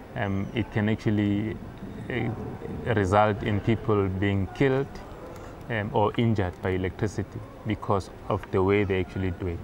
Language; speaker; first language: English; non-native, local second language; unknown